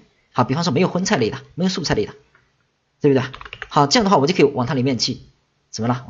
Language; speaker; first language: Chinese; native; Chinese